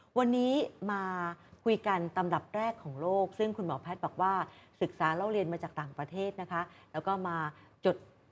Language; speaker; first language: Thai; native; Thai